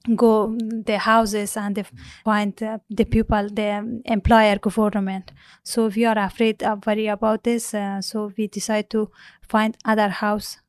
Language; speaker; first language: English; non-native, learner; Persian